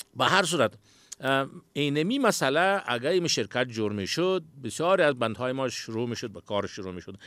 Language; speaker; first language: Persian; native; Persian